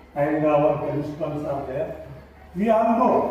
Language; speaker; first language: English; non-native, local second language; Kannada